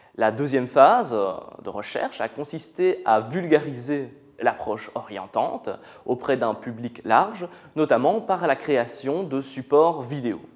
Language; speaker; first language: French; native; French